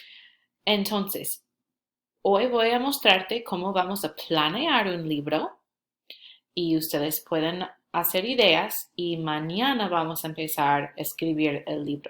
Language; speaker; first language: Spanish; non-native, fluent; English